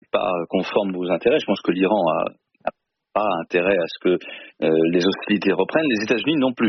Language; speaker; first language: French; native; French